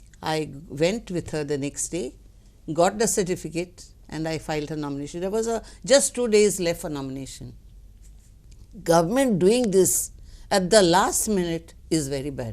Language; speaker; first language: English; non-native, local second language; Konkani